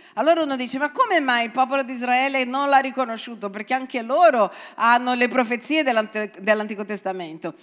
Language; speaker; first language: Italian; non-native, fluent; Portuguese